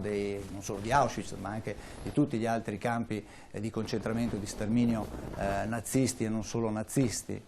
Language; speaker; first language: Italian; native; Italian